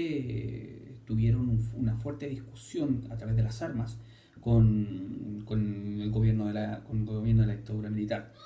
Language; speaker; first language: Spanish; native; Spanish